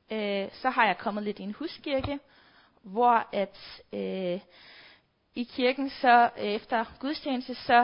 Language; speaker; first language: Danish; native; Danish